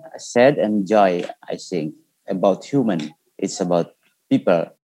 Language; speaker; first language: English; non-native, learner; Indonesian